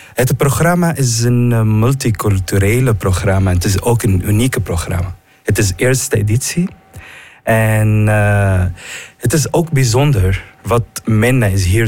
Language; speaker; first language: Dutch; non-native, fluent; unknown